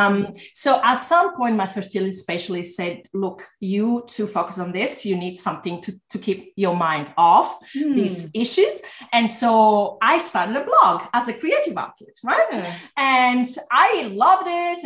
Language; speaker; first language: English; non-native, fluent; Italian